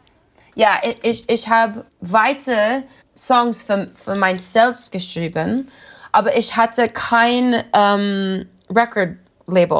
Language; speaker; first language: German; non-native, learner; English